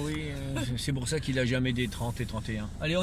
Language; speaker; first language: French; native; French